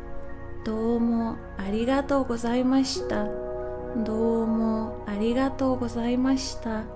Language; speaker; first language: Japanese; non-native, fluent; English